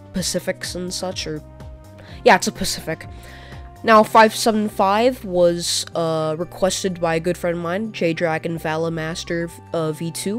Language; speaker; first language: English; native; English